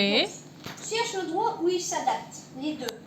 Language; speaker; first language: French; native; French